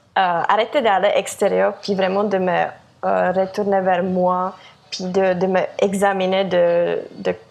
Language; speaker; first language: French; non-native, fluent; Czech